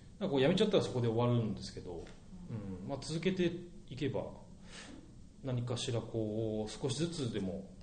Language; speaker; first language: Japanese; native; Japanese